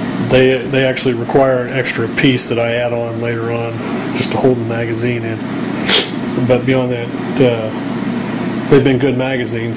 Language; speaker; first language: English; native; English